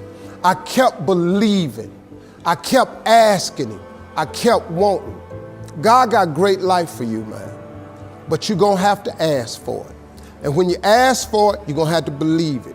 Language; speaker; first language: English; native; English